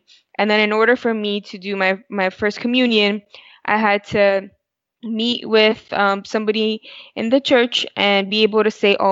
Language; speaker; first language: English; early bilingual, other home language; Spanish